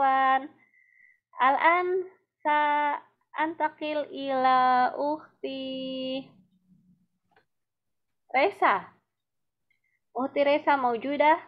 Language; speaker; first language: Arabic; non-native, fluent; Indonesian